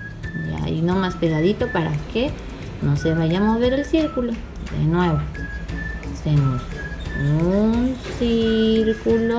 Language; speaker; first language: Spanish; native; Spanish